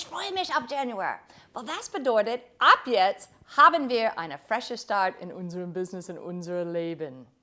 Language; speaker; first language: German; non-native, fluent; English